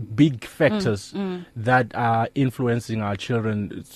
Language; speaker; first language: English; non-native, local second language; Northern Sotho